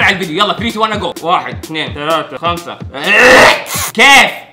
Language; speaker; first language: Arabic; native; Arabic